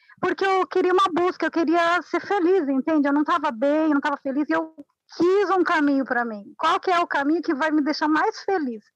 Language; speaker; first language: Portuguese; non-native, fluent; Spanish